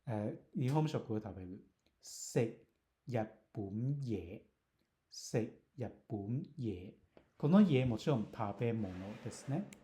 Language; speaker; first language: Japanese; non-native, fluent; Cantonese